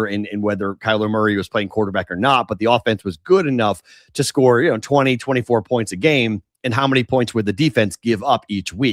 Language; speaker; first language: English; native; English